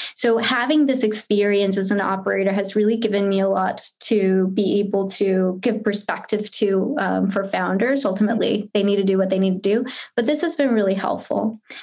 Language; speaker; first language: English; early bilingual, other home language; Spanish